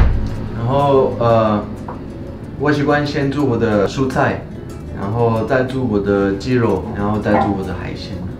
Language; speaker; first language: Chinese; non-native, fluent; French